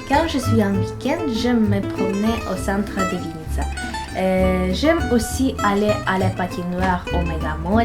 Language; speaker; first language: French; non-native, learner; Ukrainian